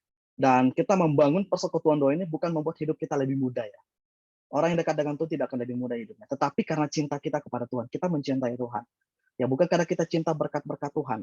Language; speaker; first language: Indonesian; native; Indonesian